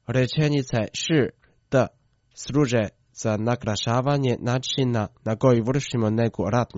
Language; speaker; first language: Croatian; non-native, fluent; Chinese